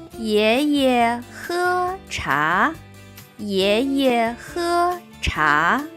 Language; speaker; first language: Chinese; non-native, learner; Thai